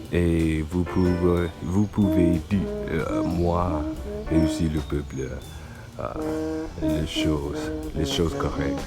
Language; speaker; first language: French; non-native, learner; English